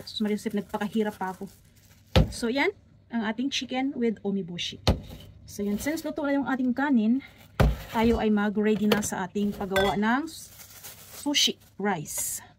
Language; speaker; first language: Filipino; non-native, local second language; Cebuano